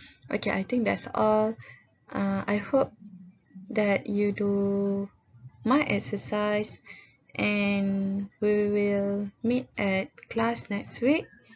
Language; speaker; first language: English; non-native, local second language; Malay